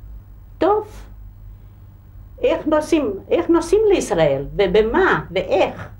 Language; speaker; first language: Hebrew; non-native, local second language; Hungarian